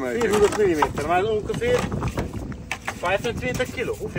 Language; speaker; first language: Dutch; native; Dutch